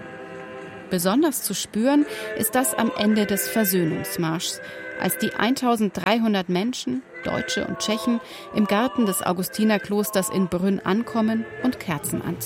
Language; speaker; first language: German; native; German